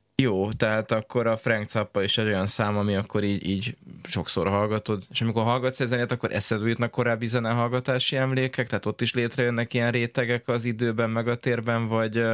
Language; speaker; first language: Hungarian; native; Hungarian